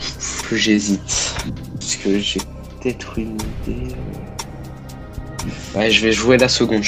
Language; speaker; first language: French; native; French